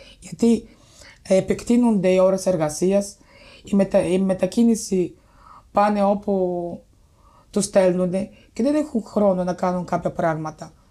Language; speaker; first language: Greek; non-native, fluent; Bulgarian